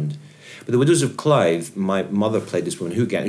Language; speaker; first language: English; native; English